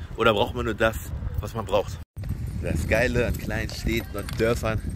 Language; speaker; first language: German; native; German